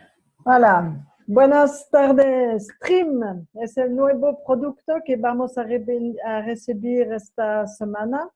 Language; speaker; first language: Spanish; non-native, fluent; French